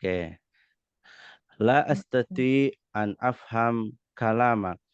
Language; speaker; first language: Arabic; non-native, fluent; Indonesian